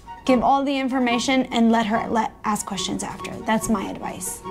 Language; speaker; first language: English; early bilingual, other home language; Chinese